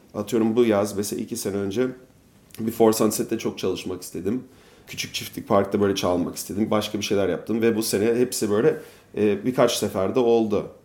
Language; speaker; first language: Turkish; non-native, fluent; English